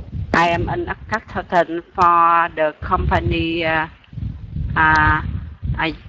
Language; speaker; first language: English; non-native, learner; Vietnamese